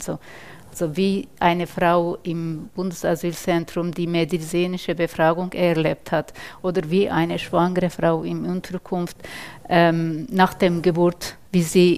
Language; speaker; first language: German; non-native, fluent; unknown